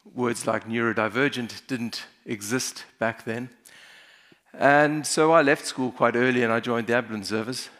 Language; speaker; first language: English; native; English